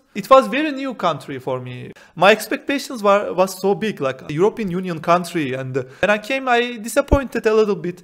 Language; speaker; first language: English; non-native, fluent; Turkish